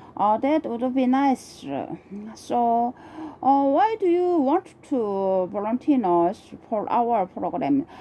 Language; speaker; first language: English; non-native, learner; Korean